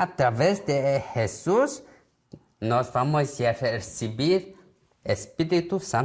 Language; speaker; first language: Spanish; non-native, learner; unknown